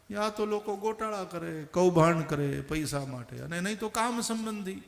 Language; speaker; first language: Hindi; non-native, local second language; Gujarati